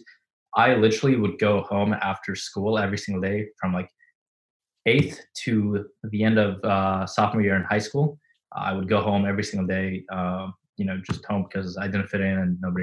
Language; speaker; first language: English; non-native, fluent; Russian